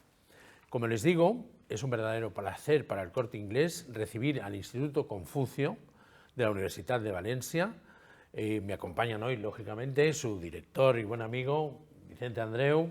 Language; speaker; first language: Spanish; native; Spanish